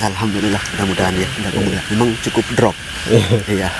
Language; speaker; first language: Indonesian; native; Indonesian